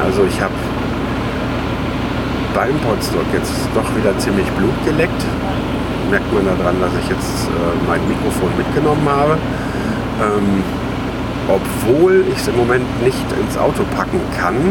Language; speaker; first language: German; native; German